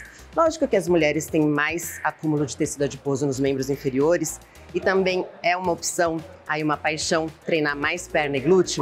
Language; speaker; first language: Portuguese; native; Portuguese